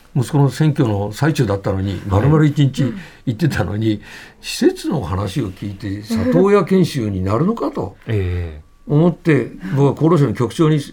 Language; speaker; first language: Japanese; native; Japanese